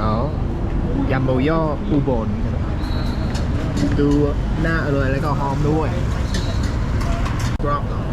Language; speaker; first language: Thai; non-native, fluent; English